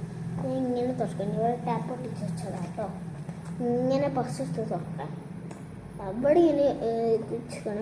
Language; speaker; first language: Malayalam; native; Malayalam